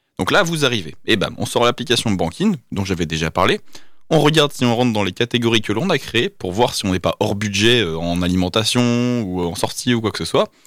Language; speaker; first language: French; native; French